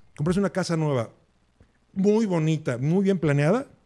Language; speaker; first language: Spanish; native; Spanish